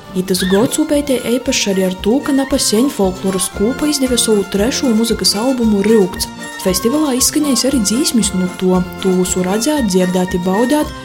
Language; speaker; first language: Latvian; native; Latvian